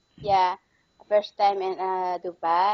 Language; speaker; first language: English; non-native, learner; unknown